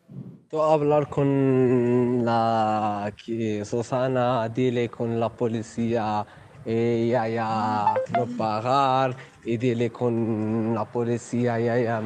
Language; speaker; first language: Spanish; non-native, learner; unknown